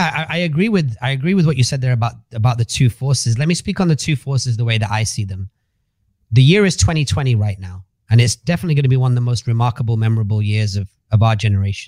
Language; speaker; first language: English; native; English